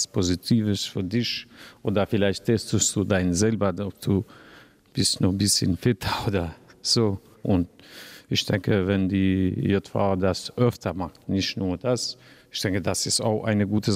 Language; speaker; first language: German; non-native, learner; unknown